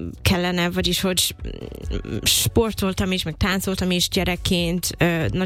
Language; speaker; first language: Hungarian; non-native, fluent; English